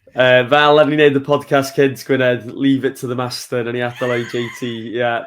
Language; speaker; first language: Welsh; native; Welsh